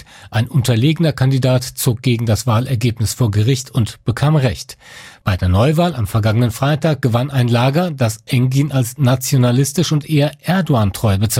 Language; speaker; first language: German; native; German